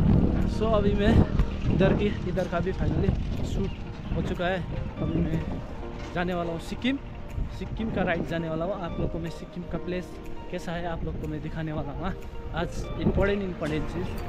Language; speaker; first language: Hindi; non-native, local second language; Nepali